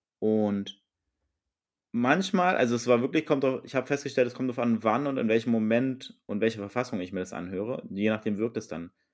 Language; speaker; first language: German; native; German